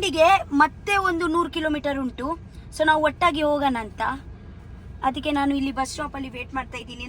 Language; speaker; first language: Kannada; non-native, local second language; Tulu